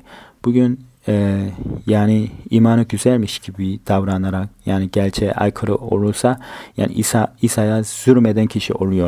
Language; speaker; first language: Turkish; non-native, fluent; Korean